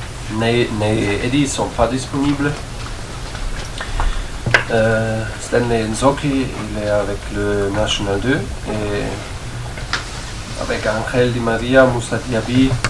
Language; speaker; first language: French; non-native, fluent; German